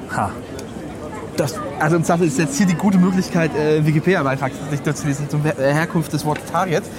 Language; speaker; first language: German; early bilingual, other home language; Polish